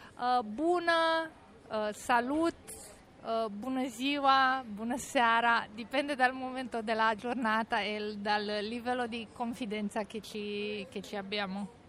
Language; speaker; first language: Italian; non-native, fluent; Romanian